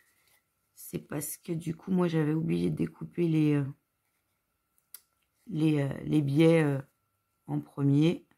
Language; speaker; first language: French; native; French